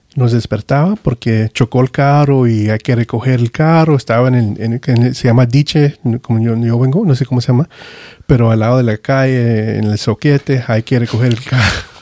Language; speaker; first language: Spanish; early bilingual, heritage; Spanish